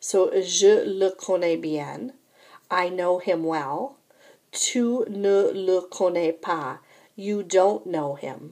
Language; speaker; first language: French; non-native, fluent; English